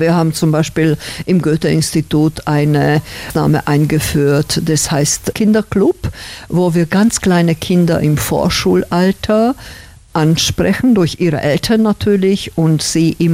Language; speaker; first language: German; non-native, fluent; Slovak